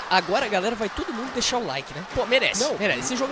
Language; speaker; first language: Portuguese; native; Portuguese